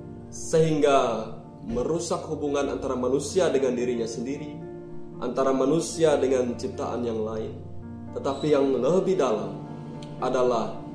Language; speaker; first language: Indonesian; native; Indonesian